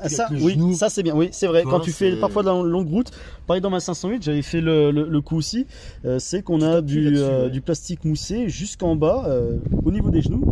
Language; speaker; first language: French; native; French